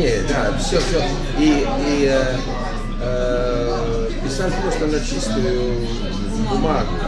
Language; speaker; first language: Russian; non-native, fluent; Estonian